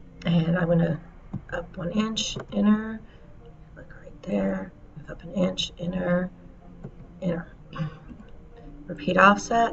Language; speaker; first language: English; native; English